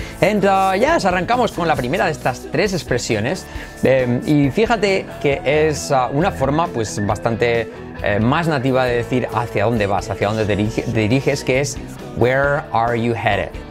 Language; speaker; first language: Spanish; native; Spanish